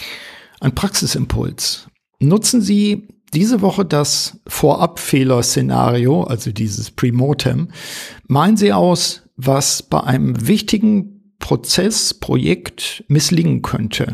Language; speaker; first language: German; native; German